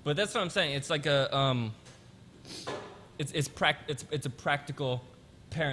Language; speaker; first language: English; early bilingual, other home language; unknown